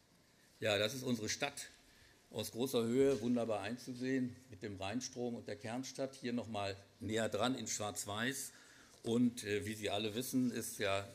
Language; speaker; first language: German; native; German